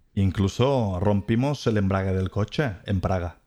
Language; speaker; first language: Spanish; native; Spanish